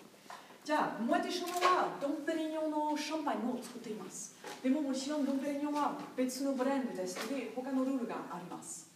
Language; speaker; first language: Japanese; non-native, learner; French